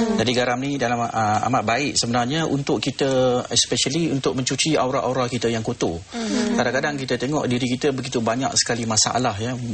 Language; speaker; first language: Malay; native; Malay